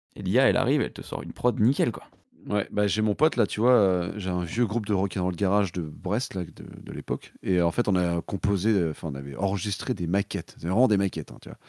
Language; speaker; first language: French; native; French